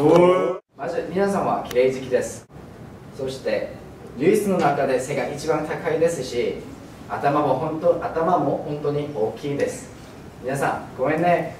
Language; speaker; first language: Japanese; non-native, learner; Korean